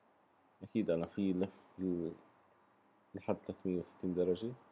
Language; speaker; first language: Arabic; native; Arabic